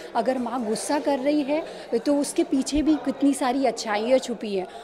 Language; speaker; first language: Hindi; native; Hindi